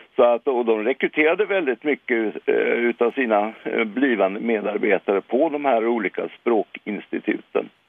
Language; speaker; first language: Swedish; native; Swedish